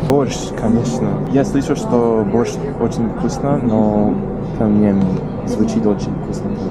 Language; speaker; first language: Russian; non-native, learner; English